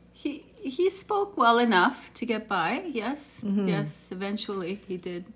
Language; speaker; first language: English; early bilingual, other home language; Italian